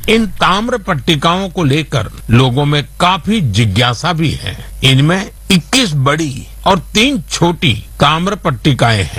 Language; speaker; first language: Hindi; non-native, local second language; Gujarati